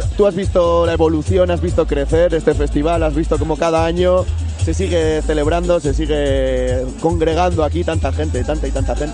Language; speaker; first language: Spanish; native; Spanish